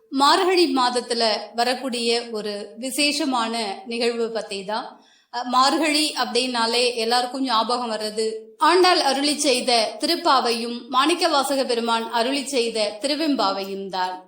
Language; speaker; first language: Tamil; native; Tamil